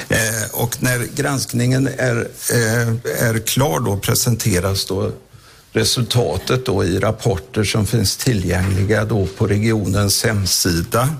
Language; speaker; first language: Swedish; native; Swedish